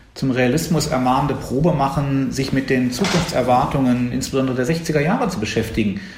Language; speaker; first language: German; native; German